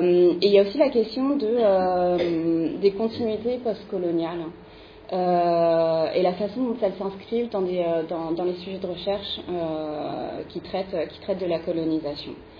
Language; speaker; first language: French; native; French